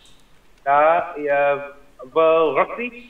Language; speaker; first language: Russian; non-native, learner; Vietnamese